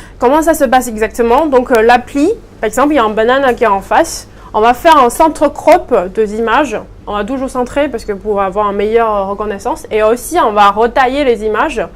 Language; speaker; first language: French; non-native, fluent; Chinese